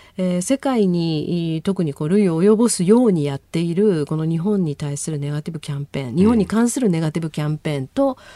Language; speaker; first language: Japanese; native; Japanese